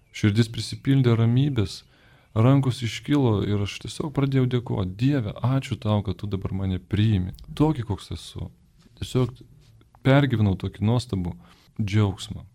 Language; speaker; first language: Lithuanian; native; Lithuanian